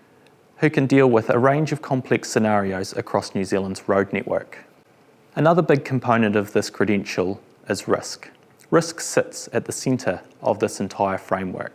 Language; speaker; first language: English; native; English